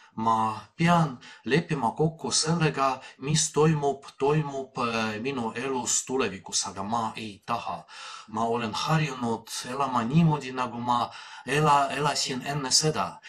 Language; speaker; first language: Estonian; non-native, fluent; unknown